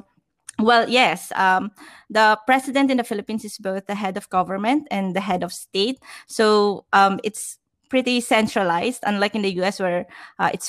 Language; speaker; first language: English; non-native, local second language; Filipino